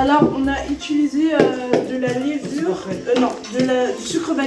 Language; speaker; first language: French; native; French